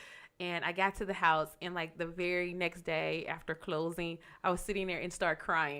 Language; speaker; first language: English; native; English